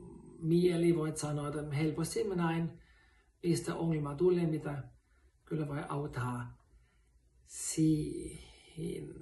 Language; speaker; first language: Finnish; non-native, fluent; German